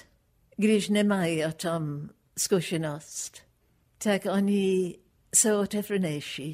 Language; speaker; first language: Czech; non-native, fluent; English